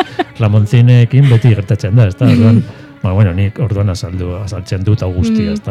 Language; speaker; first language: Basque; non-native, local second language; Spanish